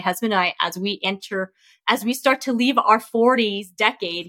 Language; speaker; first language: English; early bilingual, other home language; Vietnamese